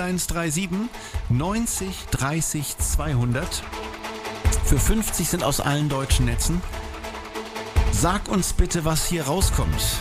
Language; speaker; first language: German; native; German